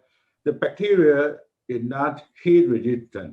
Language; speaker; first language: English; non-native, learner; Chinese